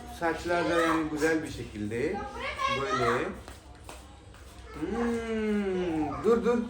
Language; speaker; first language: Turkish; non-native, learner; Urdu